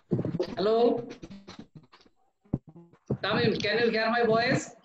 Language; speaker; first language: English; non-native, learner; Bangla